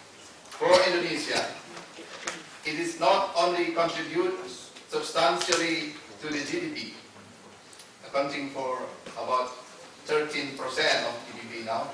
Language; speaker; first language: English; non-native, local second language; Indonesian